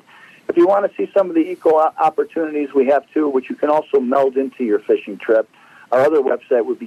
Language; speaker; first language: English; native; English